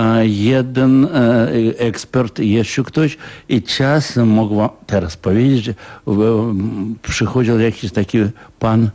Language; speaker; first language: Polish; non-native, fluent; Russian